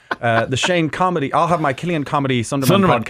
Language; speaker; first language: English; native; English